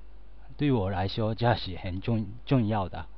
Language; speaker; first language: Chinese; non-native, learner; Japanese